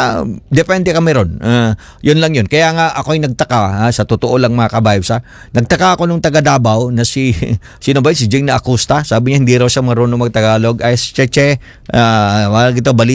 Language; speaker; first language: Filipino; non-native, local second language; Cebuano